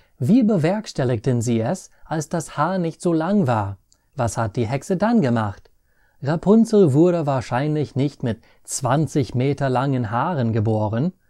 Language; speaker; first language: German; non-native, fluent; English